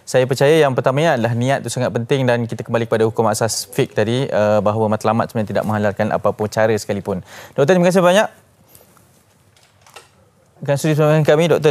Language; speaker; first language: Malay; native; Malay